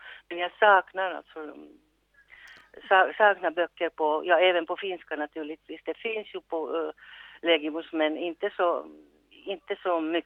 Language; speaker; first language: Swedish; non-native, local second language; Finnish